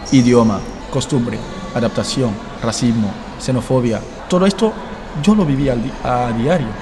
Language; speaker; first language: Spanish; non-native, fluent; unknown